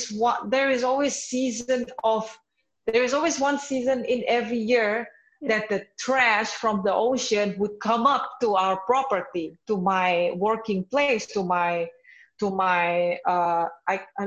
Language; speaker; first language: English; non-native, fluent; Indonesian